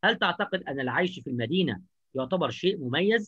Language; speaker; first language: Arabic; native; Arabic